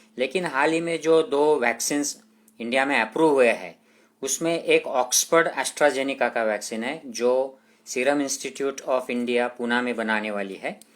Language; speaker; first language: Hindi; non-native, local second language; Marathi